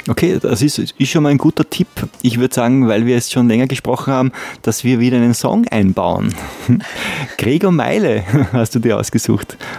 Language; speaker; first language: German; native; German